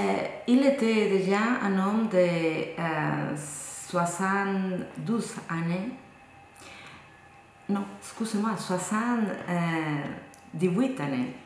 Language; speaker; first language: French; non-native, fluent; Spanish